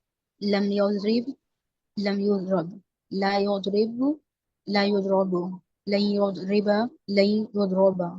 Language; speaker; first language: Arabic; non-native, learner; Urdu